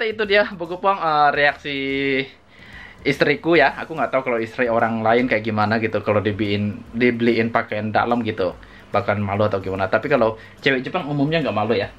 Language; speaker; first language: Indonesian; native; Indonesian